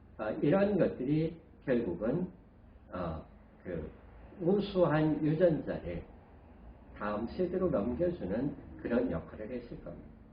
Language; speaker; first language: Korean; native; Korean